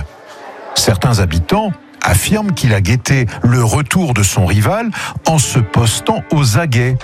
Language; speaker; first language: French; native; French